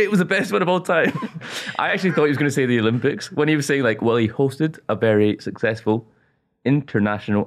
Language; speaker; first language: English; native; English